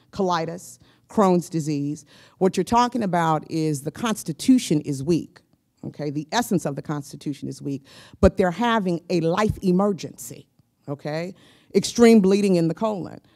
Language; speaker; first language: English; native; English